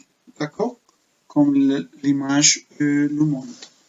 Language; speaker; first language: French; non-native, fluent; Spanish